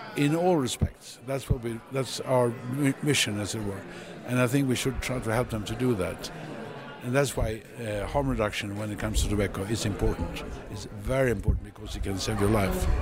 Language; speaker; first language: English; non-native, fluent; Swedish